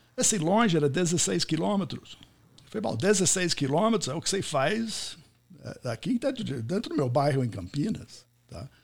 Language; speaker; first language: Portuguese; non-native, fluent; English